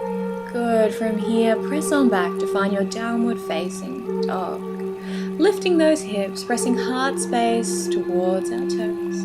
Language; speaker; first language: English; native; English